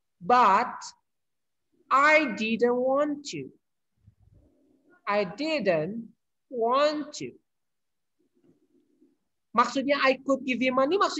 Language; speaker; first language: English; non-native, fluent; Indonesian